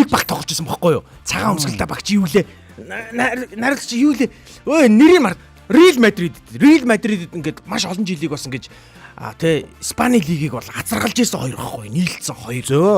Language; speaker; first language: Mongolian; native; Mongolian